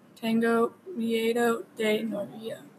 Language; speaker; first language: Spanish; non-native, learner; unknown